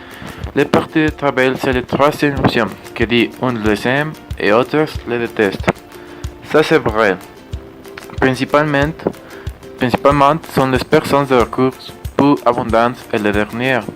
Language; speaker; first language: French; non-native, learner; Spanish